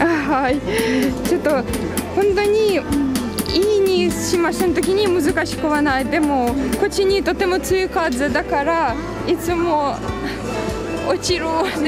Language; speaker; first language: Japanese; non-native, learner; Ukrainian